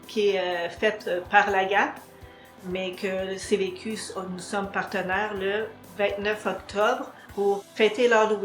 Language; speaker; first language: French; native; French